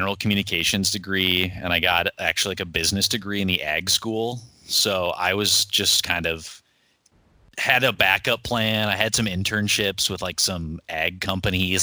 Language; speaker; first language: English; native; English